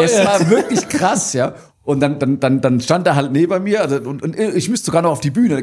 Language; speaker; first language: German; native; German